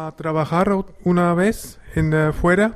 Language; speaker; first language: Spanish; non-native, learner; German